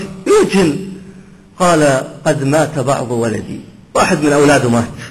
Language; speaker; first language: Arabic; native; Arabic